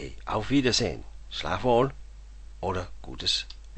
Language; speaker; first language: German; non-native, learner; Dutch